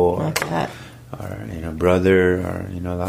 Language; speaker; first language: English; native; English